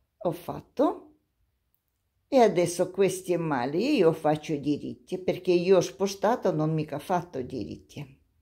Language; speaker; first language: Italian; non-native, learner; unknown